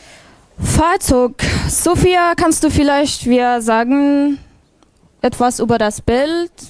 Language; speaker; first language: German; non-native, learner; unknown